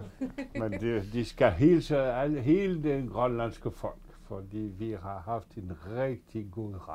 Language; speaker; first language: Danish; non-native, fluent; French